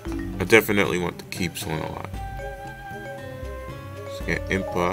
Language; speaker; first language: English; native; English